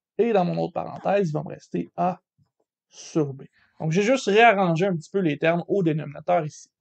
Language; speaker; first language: French; native; French